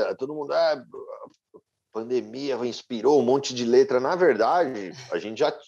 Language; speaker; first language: Portuguese; native; Portuguese